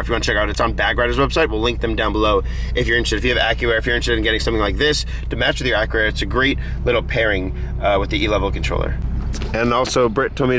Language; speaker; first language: English; native; English